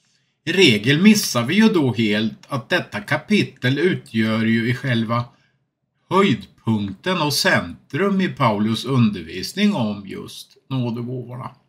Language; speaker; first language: Swedish; native; Swedish